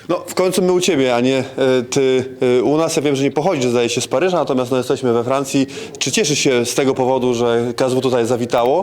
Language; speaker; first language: Polish; native; Polish